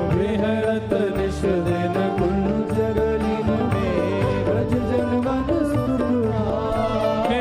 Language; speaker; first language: Hindi; native; Hindi